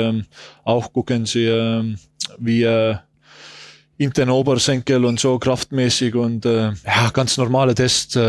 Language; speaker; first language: German; non-native, learner; Estonian